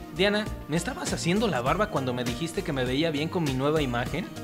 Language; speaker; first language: Spanish; native; Spanish